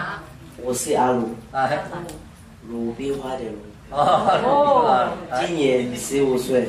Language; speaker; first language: Chinese; non-native, fluent; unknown